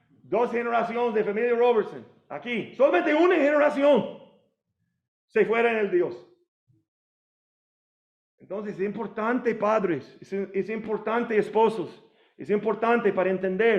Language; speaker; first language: Spanish; non-native, learner; English